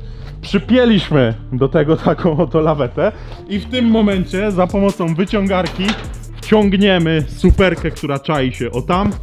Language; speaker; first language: Polish; native; Polish